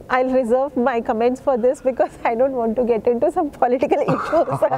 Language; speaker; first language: English; non-native, local second language; Punjabi